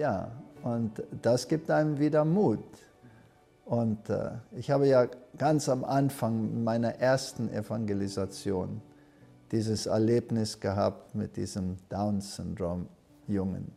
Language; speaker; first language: German; early bilingual, heritage; German